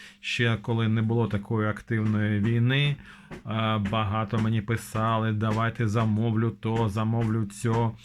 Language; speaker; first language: Ukrainian; non-native, local second language; Russian